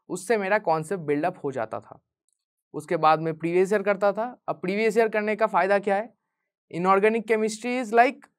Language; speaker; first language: Hindi; non-native, local second language; Bangla